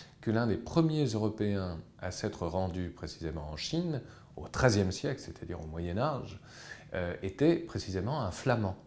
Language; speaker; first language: French; native; French